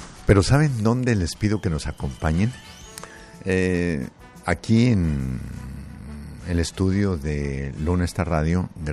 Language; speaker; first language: Spanish; native; Spanish